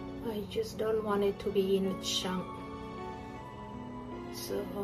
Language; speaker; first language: English; non-native, fluent; Thai